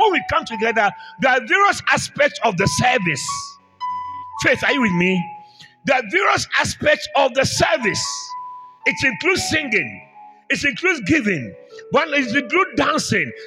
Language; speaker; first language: English; non-native, local second language; Akan